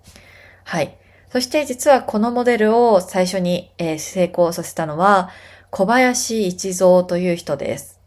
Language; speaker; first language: Japanese; native; Japanese